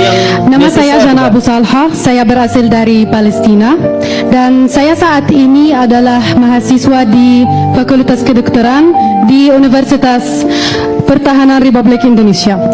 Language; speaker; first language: Indonesian; non-native, fluent; Arabic